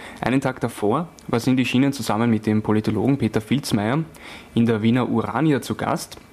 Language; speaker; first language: German; native; German